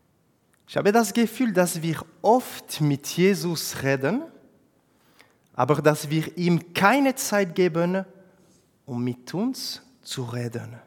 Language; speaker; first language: German; non-native, fluent; French